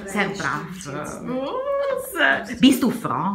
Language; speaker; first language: German; non-native, learner; Italian